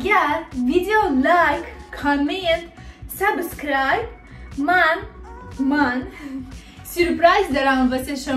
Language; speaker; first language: Persian; non-native, learner; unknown